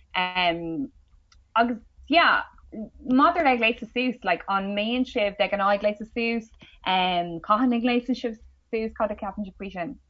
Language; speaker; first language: Irish; non-native, local second language; English